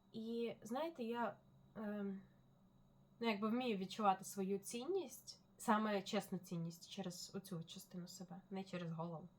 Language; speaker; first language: Ukrainian; non-native, local second language; Russian